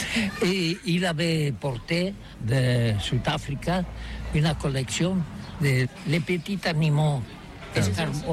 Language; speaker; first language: French; non-native, learner; Catalan